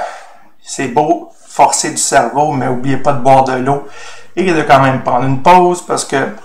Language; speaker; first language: French; native; French